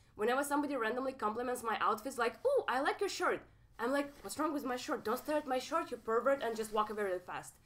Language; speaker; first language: English; non-native, fluent; Russian